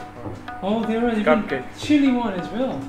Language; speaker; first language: English; non-native, fluent; Korean